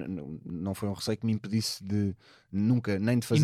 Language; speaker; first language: Portuguese; native; Portuguese